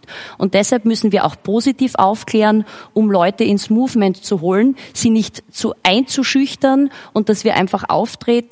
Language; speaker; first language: German; native; German